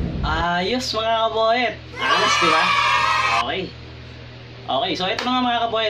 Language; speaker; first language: Filipino; native; Filipino